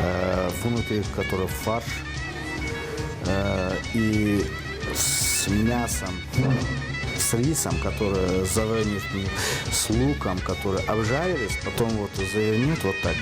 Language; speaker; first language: Russian; non-native, fluent; Azerbaijani